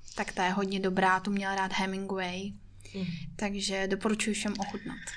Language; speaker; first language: Czech; non-native, fluent; Russian